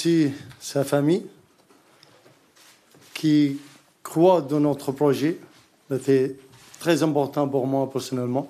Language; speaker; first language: French; non-native, learner; Arabic